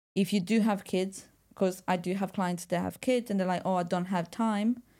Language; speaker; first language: English; non-native, fluent; Italian